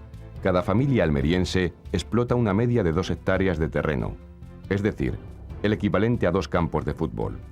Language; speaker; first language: Spanish; native; Spanish